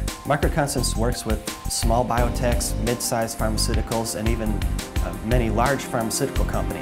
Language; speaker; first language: English; native; English